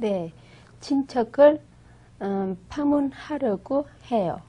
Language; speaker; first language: Korean; non-native, learner; Vietnamese